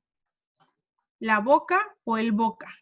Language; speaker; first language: Spanish; non-native, fluent; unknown